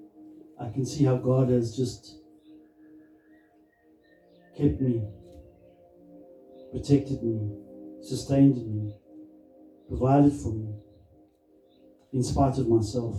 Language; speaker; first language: English; native; English